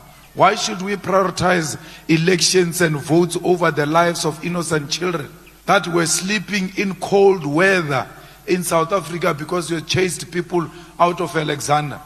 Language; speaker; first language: English; non-native, local second language; Northern Sotho